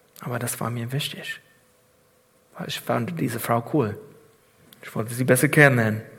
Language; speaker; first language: German; non-native, fluent; English